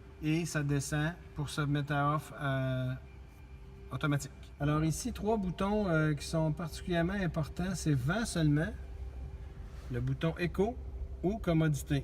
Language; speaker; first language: French; native; French